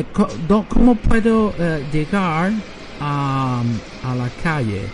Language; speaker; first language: Spanish; non-native, learner; French